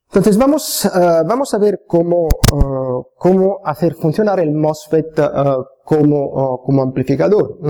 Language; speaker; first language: Spanish; non-native, fluent; Italian